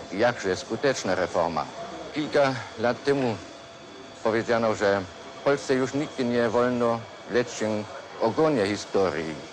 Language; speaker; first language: Polish; non-native, fluent; German